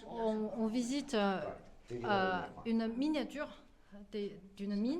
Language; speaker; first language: French; non-native, fluent; Chinese